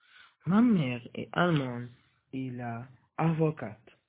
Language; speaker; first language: French; non-native, learner; Arabic